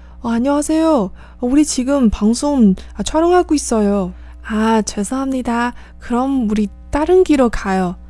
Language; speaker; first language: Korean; non-native, learner; Chinese